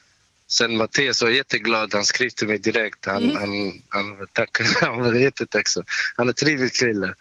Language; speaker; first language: Swedish; non-native, fluent; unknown